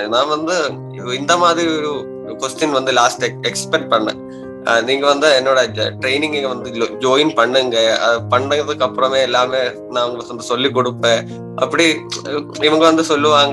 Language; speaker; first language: Tamil; non-native, learner; Malayalam